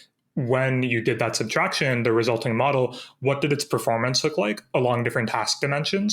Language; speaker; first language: English; native; English